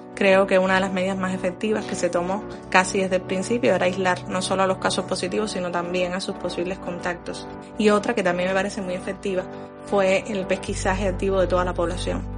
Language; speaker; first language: Spanish; native; Spanish